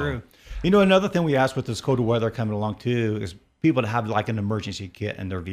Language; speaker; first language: English; native; English